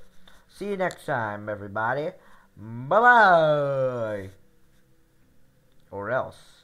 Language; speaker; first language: English; native; English